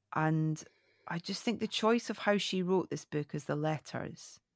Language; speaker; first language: English; native; English